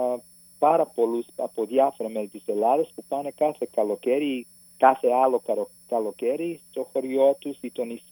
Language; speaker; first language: Greek; early bilingual, heritage; Greek